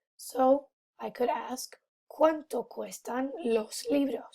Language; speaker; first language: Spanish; non-native, fluent; English